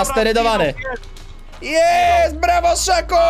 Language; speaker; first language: Polish; native; Polish